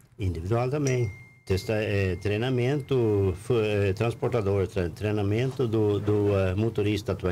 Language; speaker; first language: Portuguese; non-native, learner; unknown